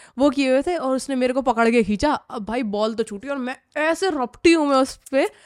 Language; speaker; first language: Hindi; native; Hindi